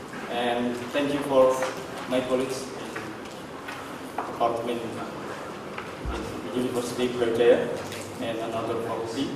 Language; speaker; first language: English; non-native, learner; Indonesian